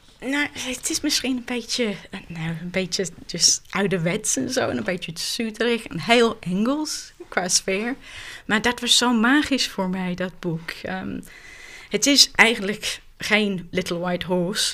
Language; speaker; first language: Dutch; non-native, fluent; English